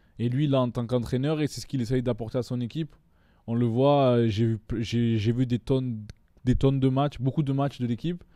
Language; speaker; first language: French; native; French